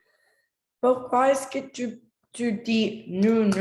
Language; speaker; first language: French; non-native, learner; Spanish